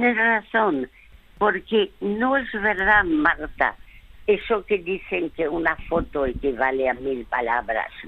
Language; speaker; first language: Spanish; early bilingual, other home language; French